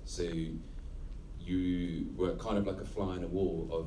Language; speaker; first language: English; native; English